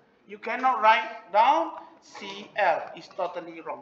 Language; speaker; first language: English; non-native, local second language; Malay